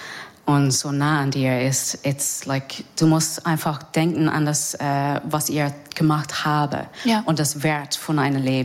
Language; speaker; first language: German; non-native, learner; English